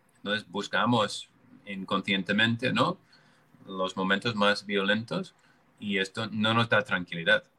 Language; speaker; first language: Spanish; non-native, fluent; English